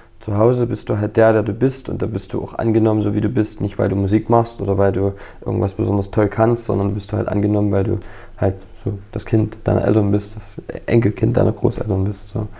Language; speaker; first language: German; native; German